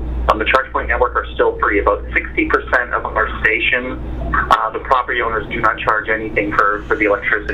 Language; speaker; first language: English; native; English